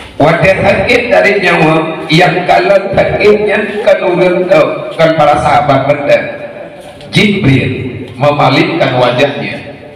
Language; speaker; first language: Malay; non-native, local second language; Achinese